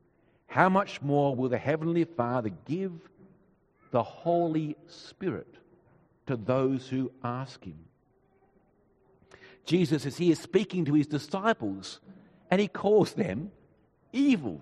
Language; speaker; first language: English; native; English